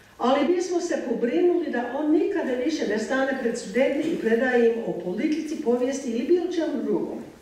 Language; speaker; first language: Croatian; non-native, fluent; English